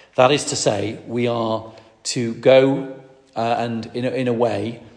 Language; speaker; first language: English; native; English